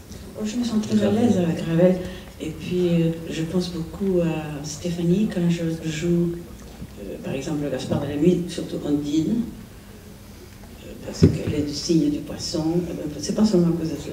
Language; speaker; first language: French; non-native, fluent; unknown